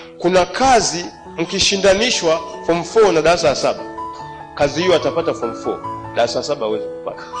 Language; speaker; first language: Swahili; native; Swahili